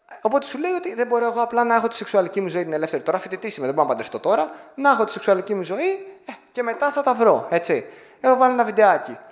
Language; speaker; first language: Greek; native; Greek